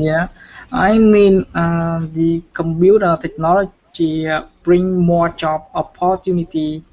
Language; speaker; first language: English; non-native, learner; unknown